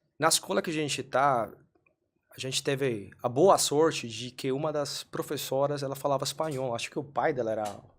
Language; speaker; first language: Portuguese; non-native, fluent; Spanish